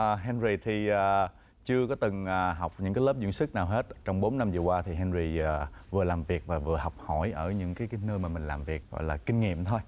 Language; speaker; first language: Vietnamese; early bilingual, heritage; Vietnamese